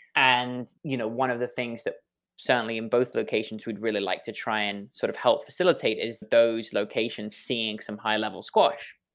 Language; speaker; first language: English; native; English